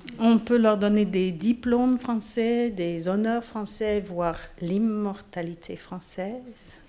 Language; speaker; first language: French; non-native, fluent; English